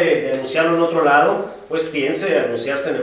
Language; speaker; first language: Spanish; native; Spanish